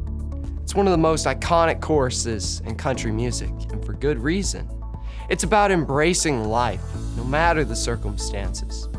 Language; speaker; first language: English; native; English